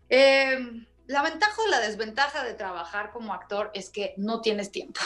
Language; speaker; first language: Spanish; early bilingual, other home language; Russian